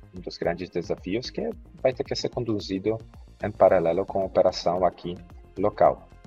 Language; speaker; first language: Portuguese; non-native, fluent; Polish